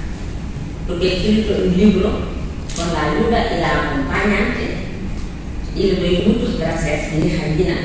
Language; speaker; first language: Spanish; non-native, learner; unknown